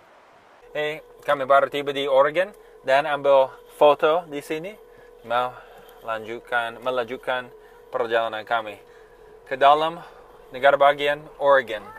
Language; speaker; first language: Indonesian; non-native, fluent; English